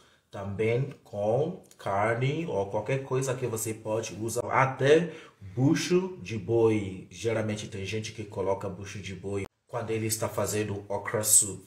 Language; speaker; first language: Portuguese; non-native, fluent; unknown